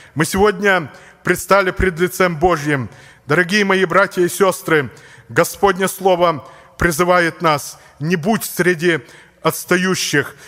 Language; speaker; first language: Russian; native; Russian